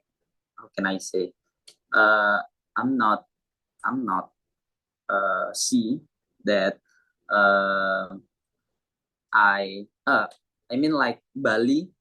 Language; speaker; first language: English; non-native, learner; Indonesian